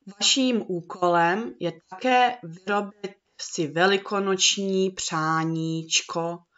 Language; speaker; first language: Czech; early bilingual, heritage; Czech